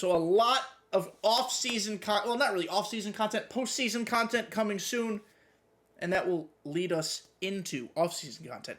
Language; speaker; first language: English; native; English